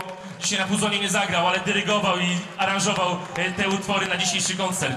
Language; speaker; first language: Polish; native; Polish